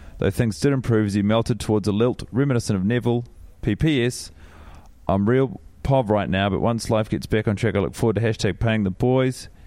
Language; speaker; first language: English; native; English